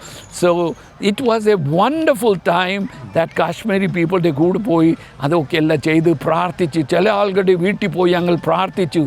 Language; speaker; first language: Malayalam; early bilingual, heritage; Malayalam